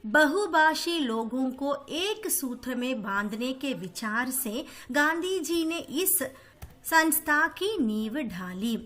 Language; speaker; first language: Hindi; non-native, local second language; Tamil